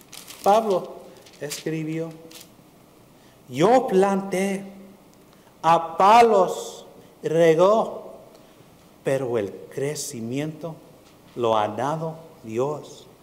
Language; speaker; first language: Spanish; early bilingual, heritage; Spanish